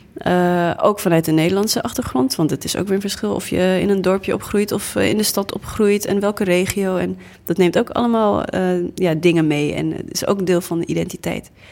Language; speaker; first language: Dutch; early bilingual, other home language; English